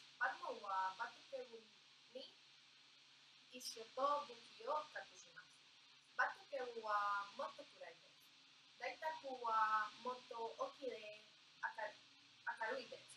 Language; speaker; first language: Japanese; non-native, learner; Spanish